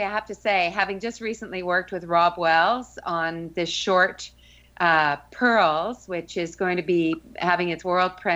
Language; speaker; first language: English; native; English